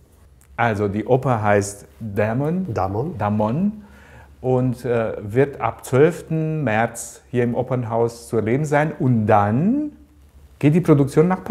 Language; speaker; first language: German; native; German